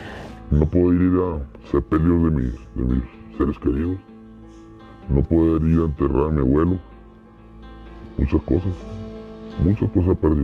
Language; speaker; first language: Spanish; native; Spanish